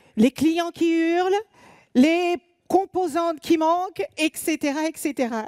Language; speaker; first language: French; native; French